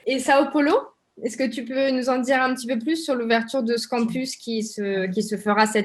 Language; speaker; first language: French; native; French